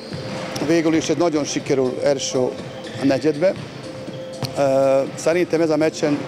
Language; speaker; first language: Hungarian; non-native, learner; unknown